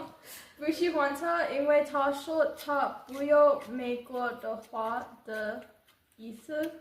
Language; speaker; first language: Chinese; non-native, learner; English